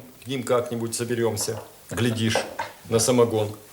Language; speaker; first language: Russian; native; Russian